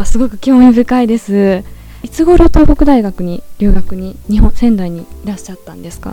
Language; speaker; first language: Japanese; native; Japanese